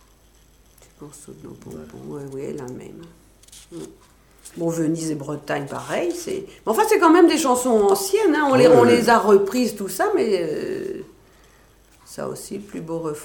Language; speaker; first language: French; native; French